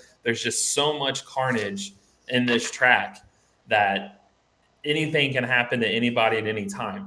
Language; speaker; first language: English; native; English